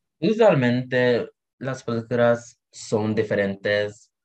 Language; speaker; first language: Spanish; non-native, learner; English